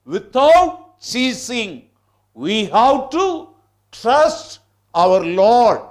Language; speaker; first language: English; non-native, local second language; Tamil